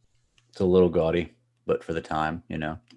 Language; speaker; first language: English; native; English